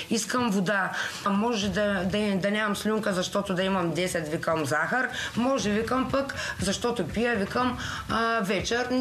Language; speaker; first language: Bulgarian; native; Bulgarian